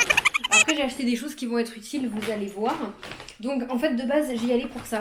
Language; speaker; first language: French; native; French